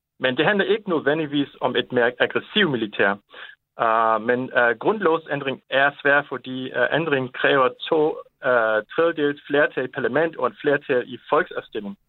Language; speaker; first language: Danish; non-native, fluent; Japanese